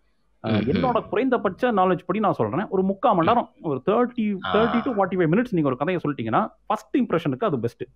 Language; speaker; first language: Tamil; native; Tamil